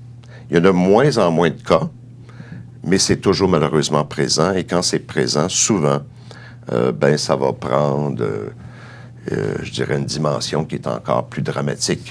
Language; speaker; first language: French; native; French